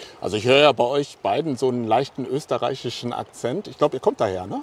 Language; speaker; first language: German; native; German